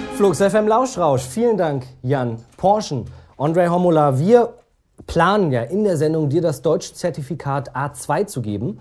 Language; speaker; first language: German; native; German